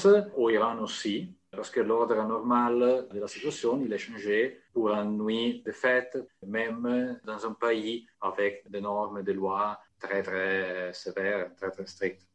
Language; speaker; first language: French; non-native, fluent; Italian